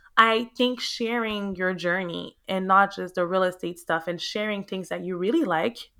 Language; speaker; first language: English; native; English